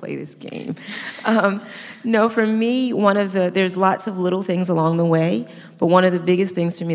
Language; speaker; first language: English; native; English